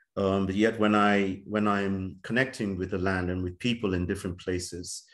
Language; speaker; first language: English; native; English